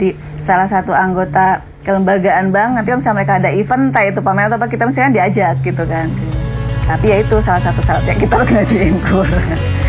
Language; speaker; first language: Indonesian; native; Indonesian